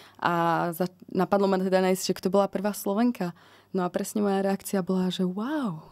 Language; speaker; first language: Slovak; native; Slovak